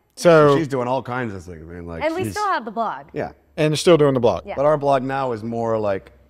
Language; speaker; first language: English; native; English